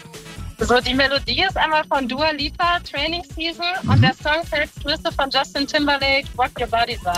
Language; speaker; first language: German; native; German